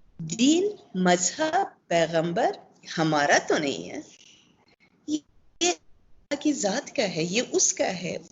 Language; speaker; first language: Urdu; non-native, local second language; Pashto